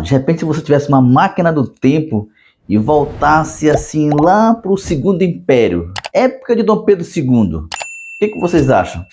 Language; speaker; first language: Portuguese; native; Portuguese